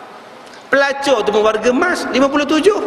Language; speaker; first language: Malay; native; Malay